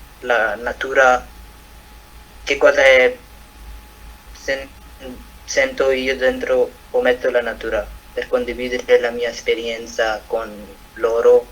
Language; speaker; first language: Italian; non-native, learner; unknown